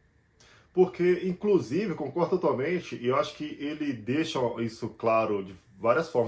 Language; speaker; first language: Portuguese; native; Portuguese